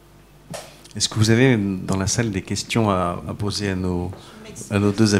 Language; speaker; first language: French; native; French